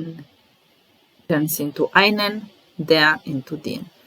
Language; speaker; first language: German; non-native, fluent; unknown